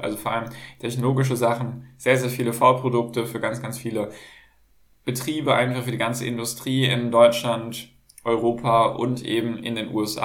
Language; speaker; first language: German; native; German